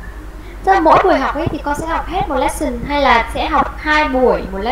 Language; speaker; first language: Vietnamese; native; Vietnamese